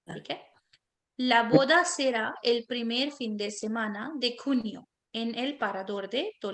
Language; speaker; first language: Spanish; non-native, fluent; Hindi